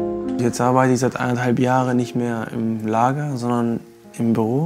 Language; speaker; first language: German; non-native, fluent; Albanian